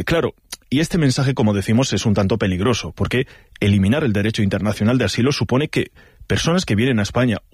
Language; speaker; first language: Spanish; native; Spanish